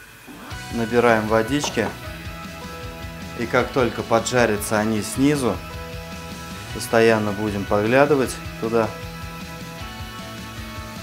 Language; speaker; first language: Russian; native; Russian